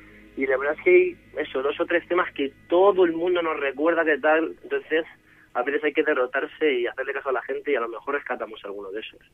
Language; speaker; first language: Spanish; native; Spanish